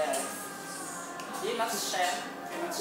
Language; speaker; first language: English; non-native, learner; Indonesian